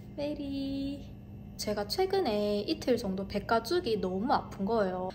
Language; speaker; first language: Korean; native; Korean